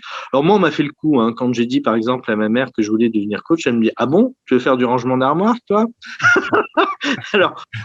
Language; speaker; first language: French; native; French